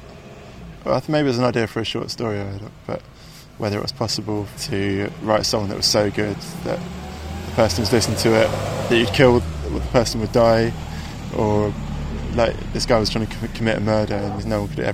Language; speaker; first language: English; native; English